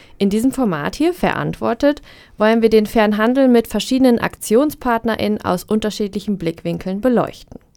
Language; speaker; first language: German; native; German